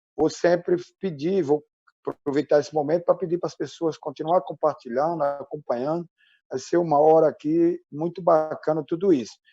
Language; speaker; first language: Portuguese; native; Portuguese